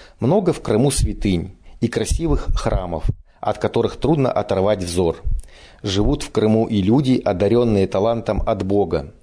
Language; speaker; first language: Russian; native; Russian